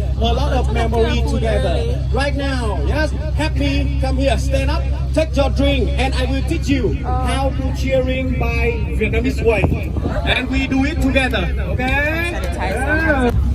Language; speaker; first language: English; non-native, learner; Vietnamese